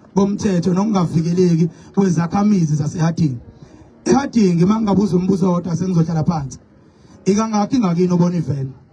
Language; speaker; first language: Zulu; native; Zulu